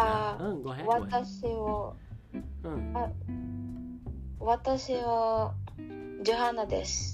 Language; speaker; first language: Japanese; non-native, learner; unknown